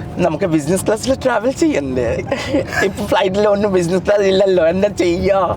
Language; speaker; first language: Malayalam; non-native, local second language; Assamese